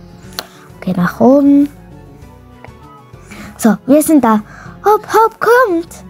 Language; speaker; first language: German; non-native, learner; Arabic